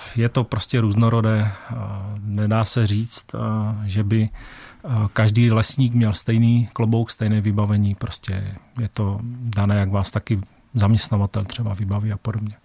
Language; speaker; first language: Czech; native; Czech